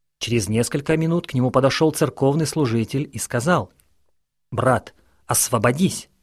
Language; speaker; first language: Russian; non-native, local second language; Ukrainian